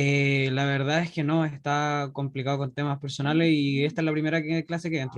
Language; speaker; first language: Spanish; native; Spanish